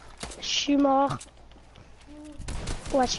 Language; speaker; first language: French; native; French